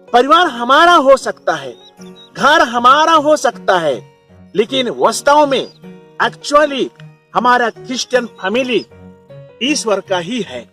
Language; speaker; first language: Hindi; non-native, local second language; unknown